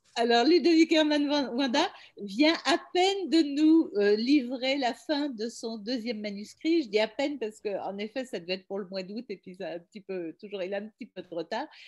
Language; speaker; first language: French; native; French